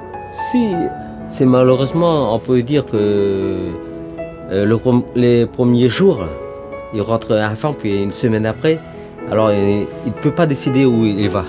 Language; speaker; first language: French; non-native, local second language; Vietnamese